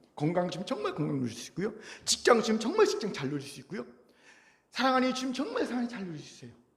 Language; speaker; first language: Korean; native; Korean